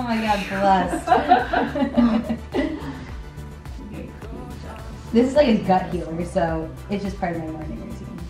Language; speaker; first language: English; native; English